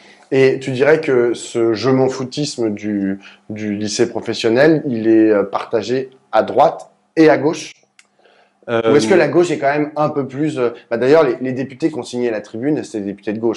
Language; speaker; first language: French; native; French